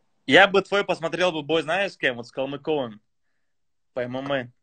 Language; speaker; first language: Russian; native; Russian